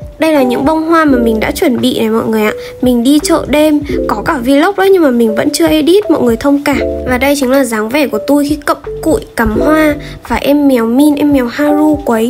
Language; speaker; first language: Vietnamese; native; Vietnamese